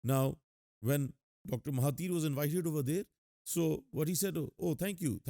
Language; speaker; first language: English; non-native, local second language; Urdu